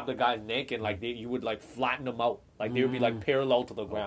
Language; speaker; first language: English; non-native, fluent; Indonesian